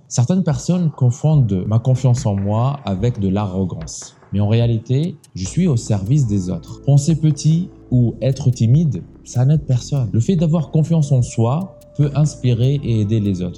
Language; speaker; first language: French; native; French